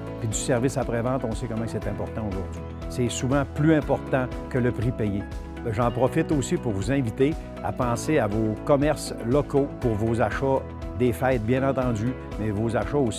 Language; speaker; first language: French; native; French